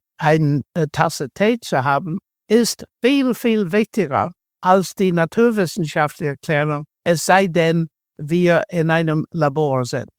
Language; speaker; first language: German; non-native, fluent; English